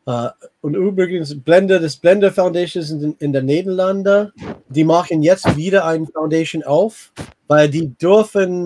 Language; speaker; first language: German; non-native, fluent; English